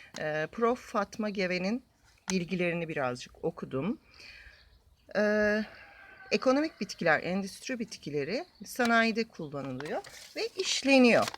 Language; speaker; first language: Turkish; native; Turkish